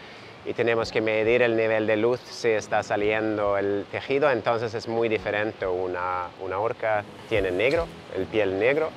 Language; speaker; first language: Spanish; non-native, fluent; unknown